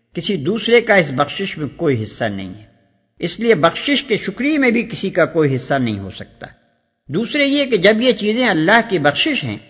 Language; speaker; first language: Urdu; native; Urdu